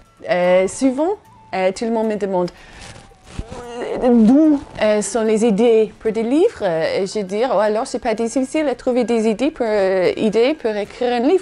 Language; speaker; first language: French; non-native, fluent; English